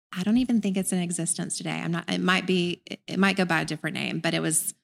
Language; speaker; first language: English; native; English